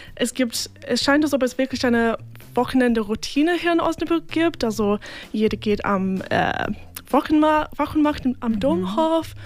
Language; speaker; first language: German; non-native, fluent; English